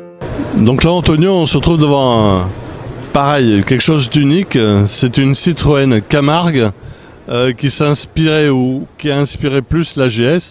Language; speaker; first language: French; native; French